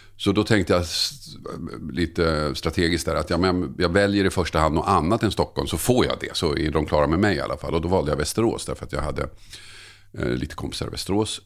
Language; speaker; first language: Swedish; native; Swedish